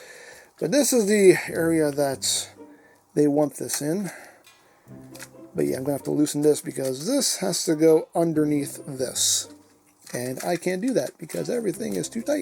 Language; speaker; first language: English; native; English